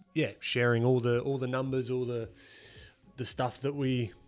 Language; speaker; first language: English; native; English